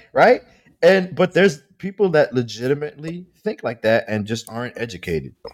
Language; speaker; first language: English; early bilingual, other home language; Spanish